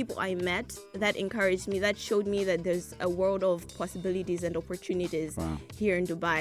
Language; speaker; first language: English; non-native, local second language; Nyanja